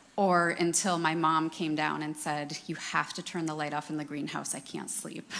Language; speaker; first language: English; native; English